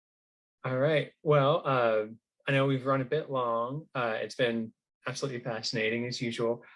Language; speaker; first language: English; native; English